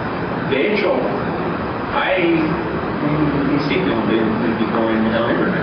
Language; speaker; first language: Spanish; non-native, fluent; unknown